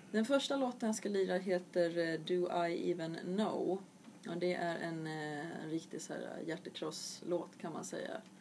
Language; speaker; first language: Swedish; native; Swedish